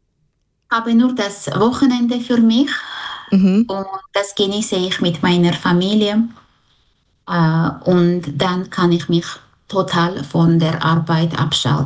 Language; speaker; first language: German; non-native, fluent; Armenian